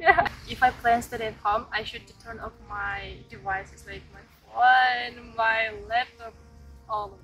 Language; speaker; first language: English; non-native, learner; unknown